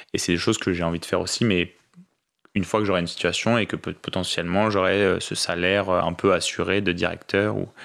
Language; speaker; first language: French; native; French